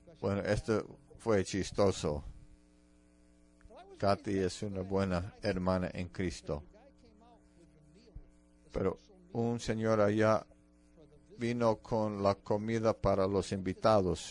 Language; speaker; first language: Spanish; non-native, fluent; English